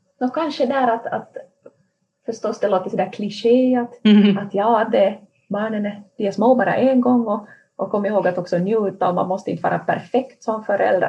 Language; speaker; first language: Swedish; native; Swedish